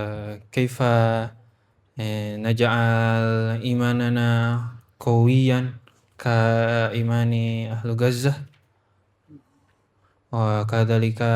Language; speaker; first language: Arabic; non-native, learner; Indonesian